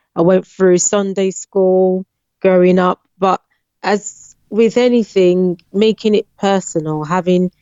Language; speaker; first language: English; non-native, local second language; Yoruba